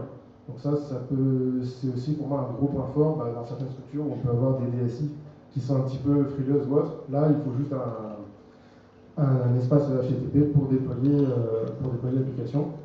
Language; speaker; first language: French; native; French